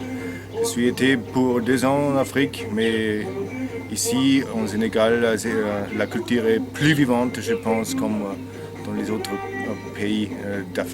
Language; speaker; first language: French; non-native, learner; German